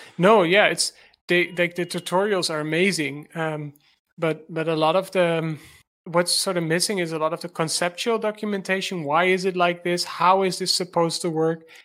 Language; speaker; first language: English; non-native, fluent; Dutch